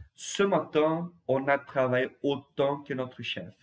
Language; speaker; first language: French; non-native, fluent; Portuguese